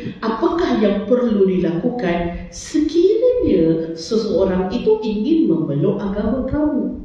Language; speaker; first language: Malay; native; Malay